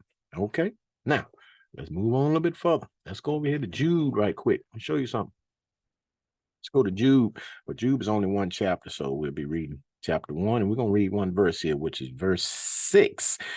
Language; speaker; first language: English; native; English